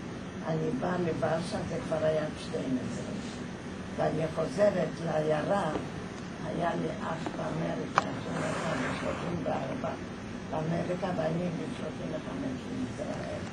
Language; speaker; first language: Hebrew; non-native, fluent; Polish